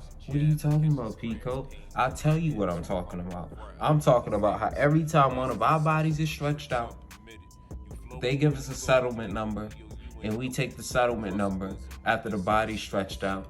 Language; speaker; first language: English; native; English